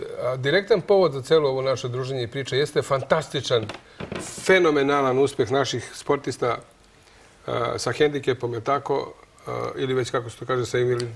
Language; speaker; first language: Croatian; native; Croatian